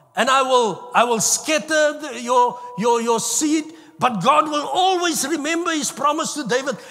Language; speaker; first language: English; non-native, local second language; Afrikaans